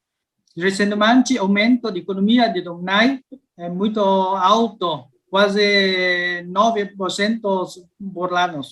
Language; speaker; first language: Portuguese; non-native, learner; Vietnamese